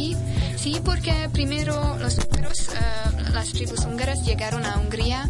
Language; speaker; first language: Spanish; non-native, learner; Hungarian